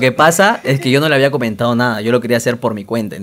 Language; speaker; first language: Spanish; native; Spanish